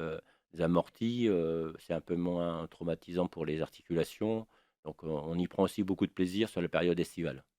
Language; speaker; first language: French; native; French